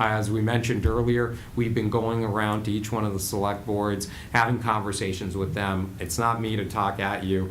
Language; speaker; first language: English; native; English